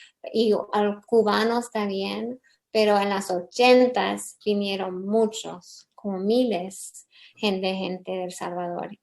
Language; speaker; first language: Spanish; early bilingual, heritage; English